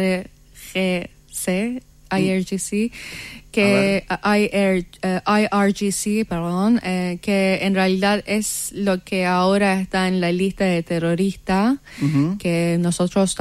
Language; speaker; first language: Spanish; non-native, fluent; Persian